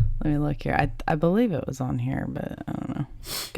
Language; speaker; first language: English; native; English